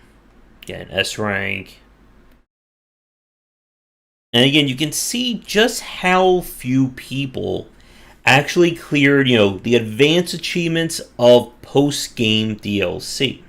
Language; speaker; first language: English; native; English